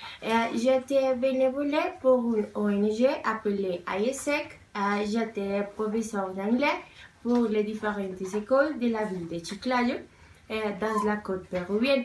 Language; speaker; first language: French; non-native, learner; Spanish